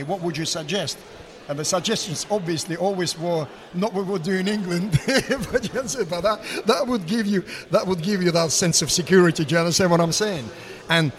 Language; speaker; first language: English; non-native, fluent; Russian